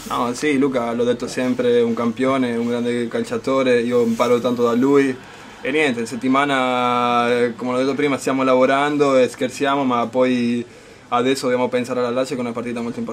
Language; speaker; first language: Italian; non-native, fluent; Spanish